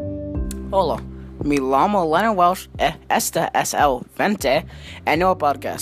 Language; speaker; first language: Spanish; non-native, learner; English